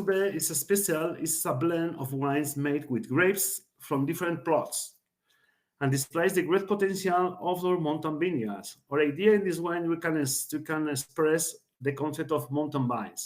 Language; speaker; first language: English; non-native, learner; Spanish